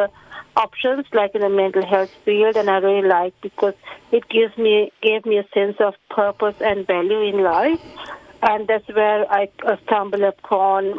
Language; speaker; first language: English; non-native, local second language; Sinhala